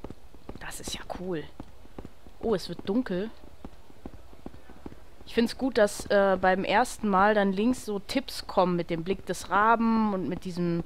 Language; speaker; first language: German; native; German